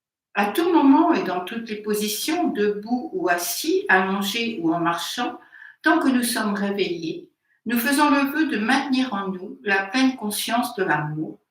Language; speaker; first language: French; native; French